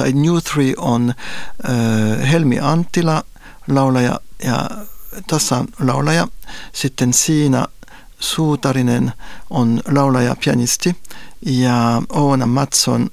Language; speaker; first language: Finnish; non-native, fluent; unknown